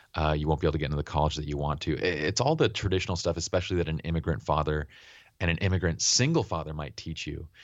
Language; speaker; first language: English; native; English